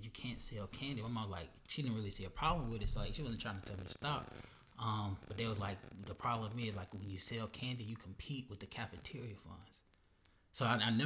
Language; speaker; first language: English; native; English